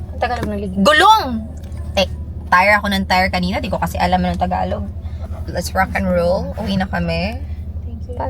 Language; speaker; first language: Filipino; non-native, local second language; Cebuano